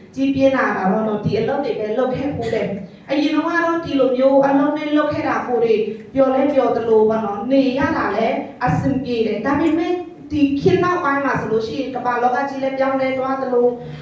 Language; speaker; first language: Burmese; non-native, local second language; Shan